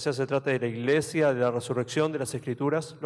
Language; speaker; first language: Spanish; native; Spanish